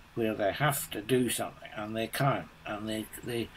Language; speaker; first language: English; native; English